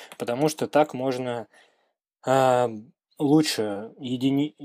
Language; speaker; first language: Russian; native; Russian